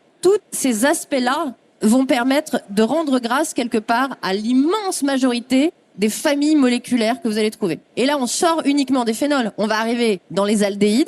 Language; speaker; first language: French; native; French